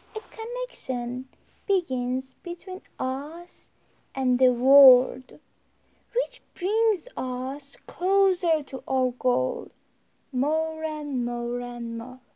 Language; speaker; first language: English; non-native, learner; Persian